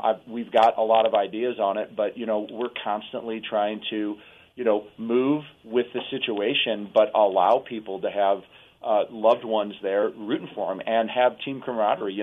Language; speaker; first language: English; native; English